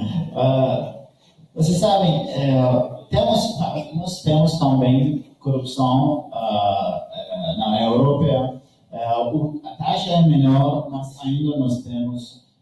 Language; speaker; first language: Portuguese; non-native, learner; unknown